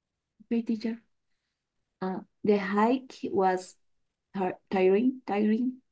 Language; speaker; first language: English; non-native, learner; Spanish